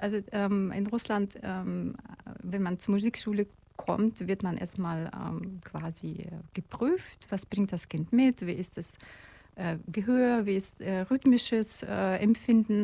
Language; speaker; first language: German; non-native, fluent; Russian